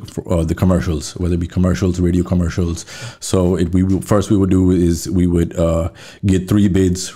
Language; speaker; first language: English; native; English